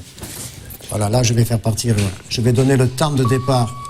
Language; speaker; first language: French; native; French